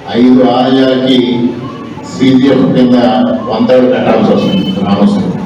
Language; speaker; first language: Telugu; native; Telugu